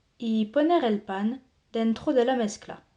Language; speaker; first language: Spanish; non-native, learner; French